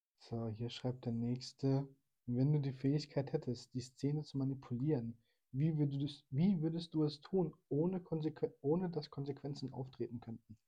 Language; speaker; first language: German; early bilingual, other home language; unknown